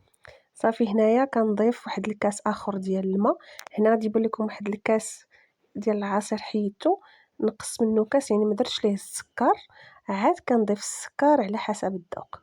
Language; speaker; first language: Arabic; native; Arabic